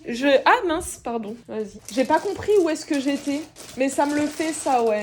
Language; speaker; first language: French; native; French